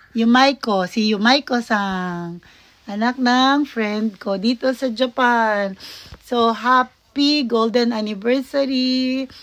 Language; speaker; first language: Filipino; native; Filipino